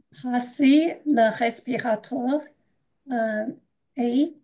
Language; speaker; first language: French; non-native, learner; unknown